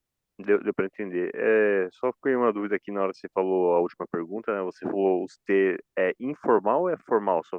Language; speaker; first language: Portuguese; native; Portuguese